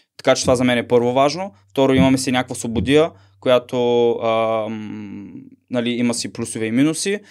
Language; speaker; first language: Bulgarian; native; Bulgarian